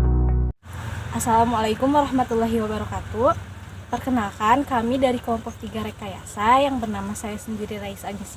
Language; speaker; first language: Indonesian; native; Indonesian